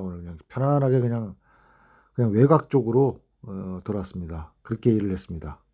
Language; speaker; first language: Korean; native; Korean